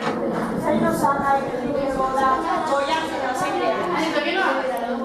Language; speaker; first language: Basque; non-native, local second language; Spanish